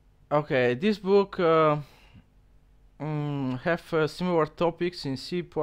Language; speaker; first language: English; non-native, learner; Bulgarian